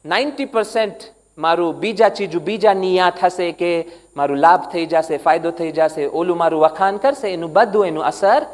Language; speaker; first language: Gujarati; non-native, learner; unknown